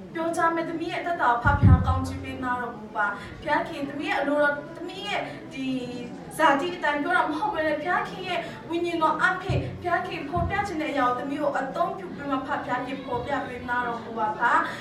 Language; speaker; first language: Burmese; non-native, local second language; Kachin